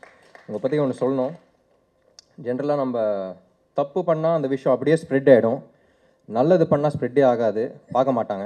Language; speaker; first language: Tamil; non-native, local second language; Telugu